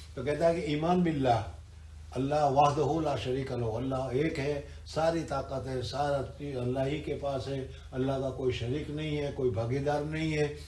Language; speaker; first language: Urdu; non-native, local second language; Gujarati